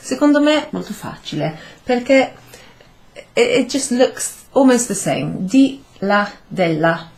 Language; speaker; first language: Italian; non-native, fluent; English